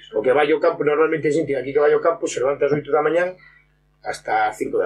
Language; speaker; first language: Spanish; non-native, local second language; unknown